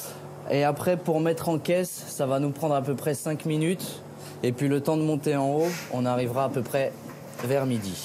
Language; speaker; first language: French; native; French